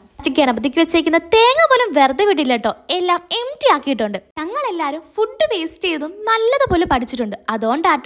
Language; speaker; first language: Malayalam; native; Malayalam